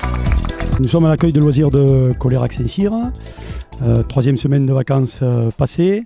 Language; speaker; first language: French; native; French